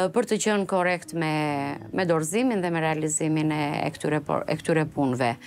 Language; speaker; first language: Albanian; native; Albanian